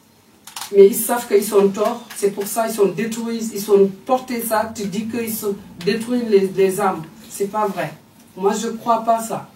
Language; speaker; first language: French; non-native, fluent; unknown